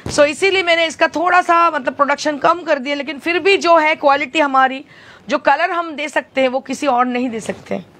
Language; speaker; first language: Hindi; non-native, local second language; Bangla